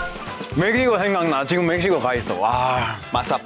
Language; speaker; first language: Korean; non-native, fluent; Spanish